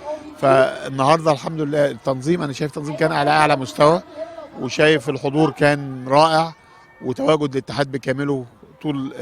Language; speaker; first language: Arabic; native; Arabic